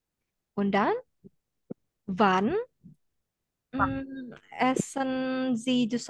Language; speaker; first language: German; non-native, fluent; Indonesian